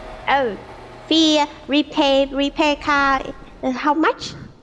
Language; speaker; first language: English; non-native, learner; Vietnamese